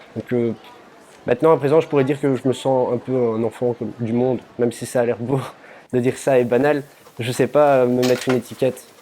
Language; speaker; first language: French; early bilingual, other home language; Russian